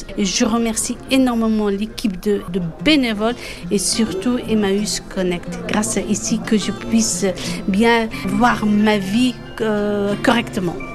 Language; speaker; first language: French; non-native, fluent; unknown